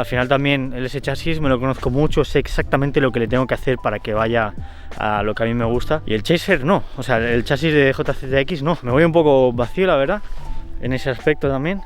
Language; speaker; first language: Spanish; native; Spanish